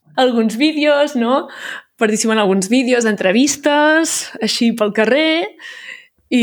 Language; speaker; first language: Catalan; native; Catalan